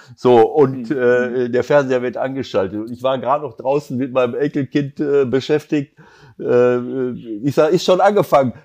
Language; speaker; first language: German; native; German